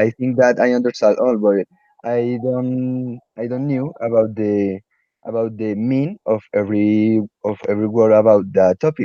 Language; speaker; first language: English; non-native, learner; Spanish